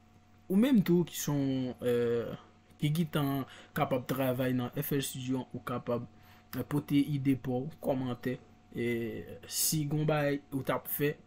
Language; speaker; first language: French; non-native, local second language; Haitian Creole